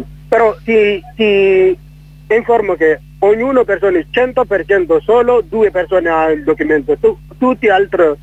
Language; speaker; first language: Italian; non-native, learner; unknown